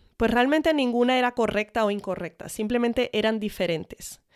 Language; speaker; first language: Spanish; early bilingual, other home language; English